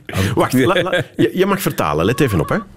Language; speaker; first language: Dutch; native; Dutch